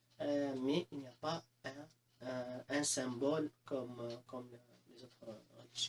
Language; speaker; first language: French; non-native, local second language; Arabic